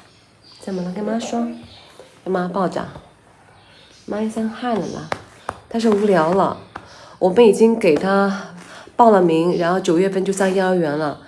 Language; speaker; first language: Chinese; native; Chinese